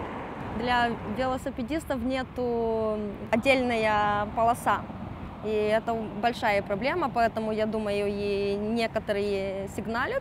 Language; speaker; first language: Russian; non-native, local second language; Romanian